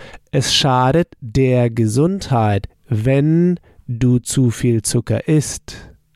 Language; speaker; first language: German; native; German